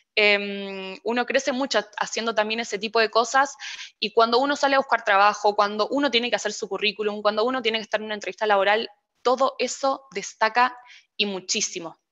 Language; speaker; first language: Spanish; native; Spanish